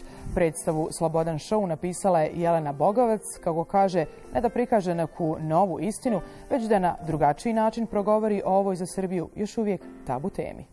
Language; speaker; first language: Serbian; native; Serbian